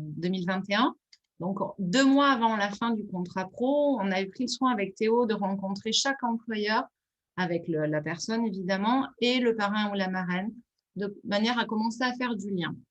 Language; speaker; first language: French; native; French